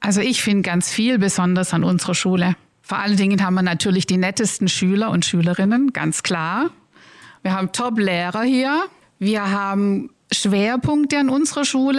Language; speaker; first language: German; native; German